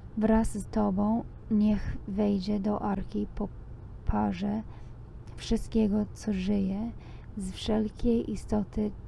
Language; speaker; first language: Polish; non-native, learner; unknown